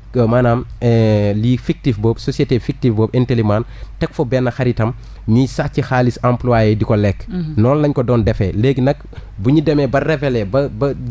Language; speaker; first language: Wolof; non-native, local second language; Fula